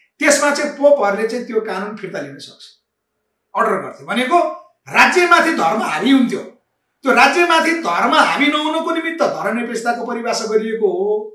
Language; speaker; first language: Nepali; native; Nepali